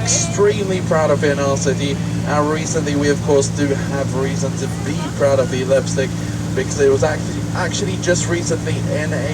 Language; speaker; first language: English; non-native, fluent; Swedish